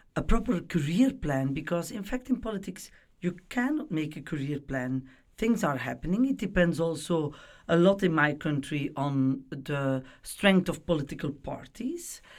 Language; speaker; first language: English; non-native, fluent; Dutch